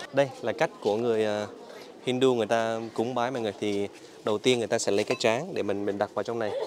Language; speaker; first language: Vietnamese; native; Vietnamese